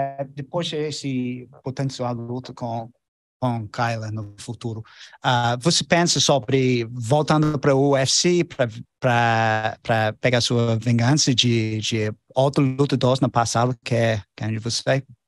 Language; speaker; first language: Portuguese; non-native, learner; English